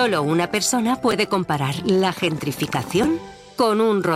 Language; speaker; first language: Spanish; native; Spanish